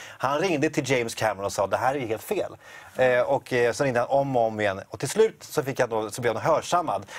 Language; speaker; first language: Swedish; native; Swedish